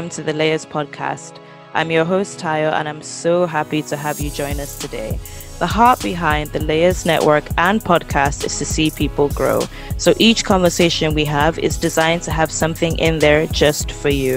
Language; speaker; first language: English; non-native, local second language; Yoruba